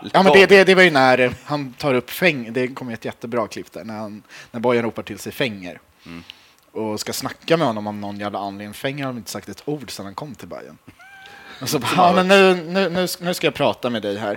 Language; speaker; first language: Swedish; native; Swedish